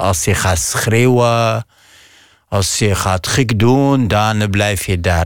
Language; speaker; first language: Dutch; non-native, fluent; Arabic